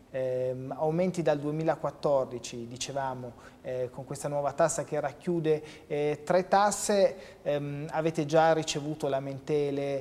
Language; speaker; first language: Italian; native; Italian